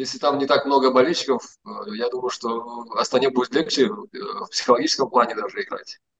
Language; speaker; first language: Russian; native; Russian